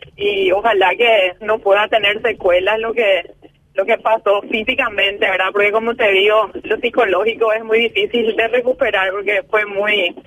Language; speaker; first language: Spanish; native; Spanish